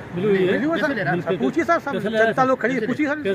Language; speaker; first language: Hindi; native; Hindi